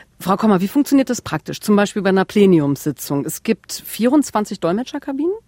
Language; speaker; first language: German; native; German